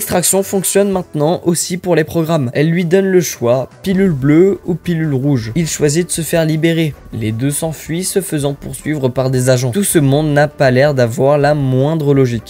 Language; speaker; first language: French; native; French